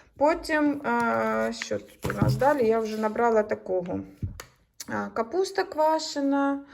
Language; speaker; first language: Ukrainian; native; Ukrainian